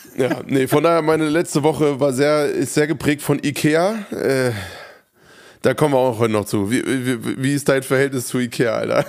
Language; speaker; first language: German; native; German